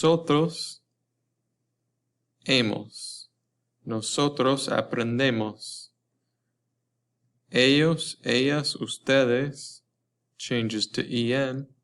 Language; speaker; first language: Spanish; non-native, learner; English